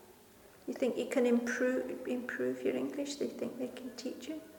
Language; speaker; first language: English; non-native, fluent; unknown